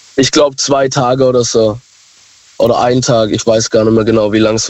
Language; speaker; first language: German; native; German